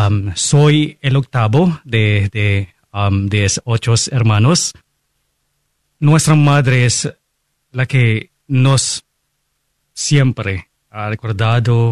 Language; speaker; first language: Spanish; non-native, fluent; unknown